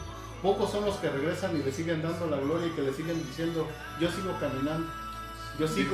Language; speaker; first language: Spanish; native; Spanish